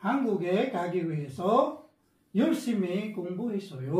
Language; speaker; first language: Korean; non-native, fluent; Filipino